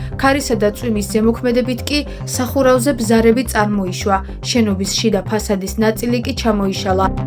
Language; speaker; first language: Georgian; non-native, local second language; Azerbaijani